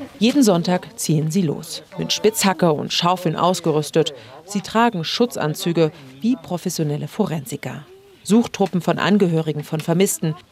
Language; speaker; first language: German; native; German